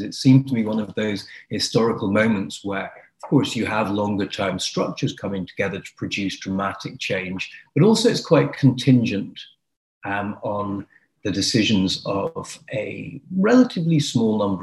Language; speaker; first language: English; native; English